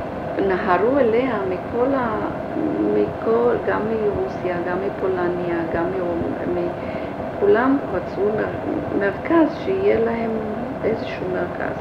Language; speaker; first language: Hebrew; early bilingual, other home language; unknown